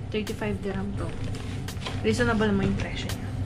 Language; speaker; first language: Filipino; native; Filipino